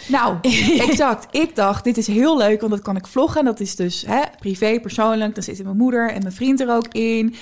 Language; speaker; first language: Dutch; native; Dutch